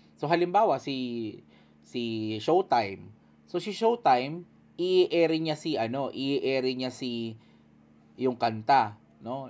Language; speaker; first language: Filipino; native; Filipino